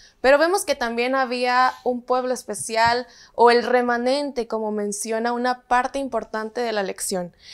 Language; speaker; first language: Spanish; native; Spanish